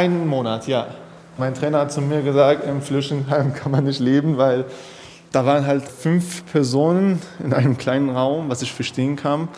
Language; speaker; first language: German; non-native, fluent; Persian